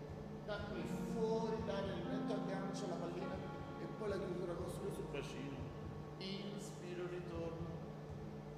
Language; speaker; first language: Italian; native; Italian